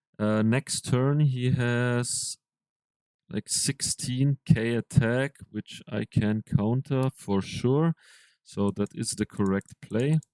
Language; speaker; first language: English; non-native, fluent; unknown